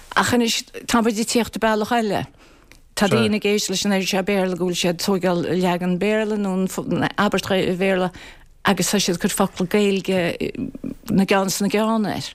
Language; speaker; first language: Irish; native; Irish